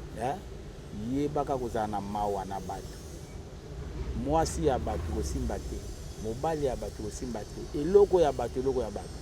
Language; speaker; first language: Lingala; non-native, local second language; Kongo